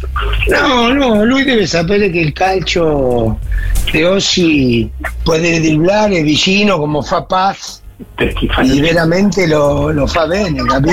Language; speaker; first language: Italian; non-native, fluent; Spanish